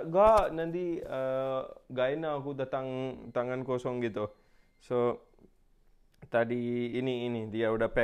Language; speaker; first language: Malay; non-native, fluent; Urdu